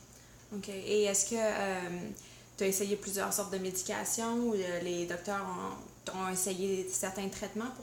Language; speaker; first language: French; native; French